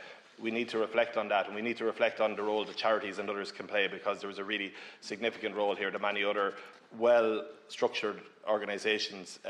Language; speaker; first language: English; native; English